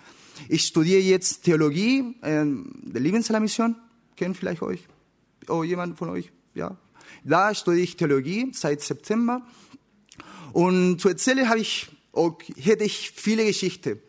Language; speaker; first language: German; non-native, learner; Spanish